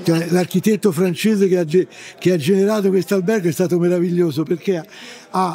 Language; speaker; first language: Italian; native; Italian